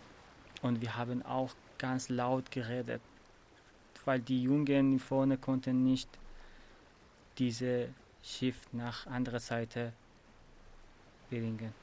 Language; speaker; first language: German; non-native, learner; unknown